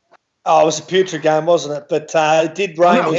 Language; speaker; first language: English; native; English